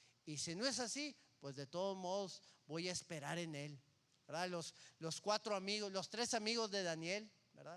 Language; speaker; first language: Spanish; native; Spanish